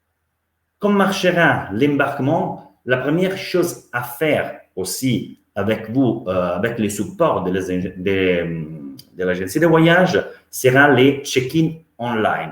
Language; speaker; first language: French; non-native, fluent; Italian